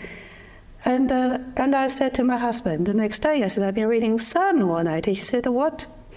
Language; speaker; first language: English; non-native, fluent; Chinese